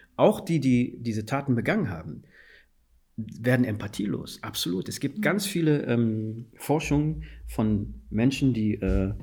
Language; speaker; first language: German; non-native, fluent; Fula